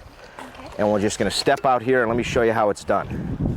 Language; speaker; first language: English; native; English